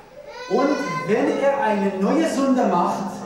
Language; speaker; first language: German; non-native, fluent; Persian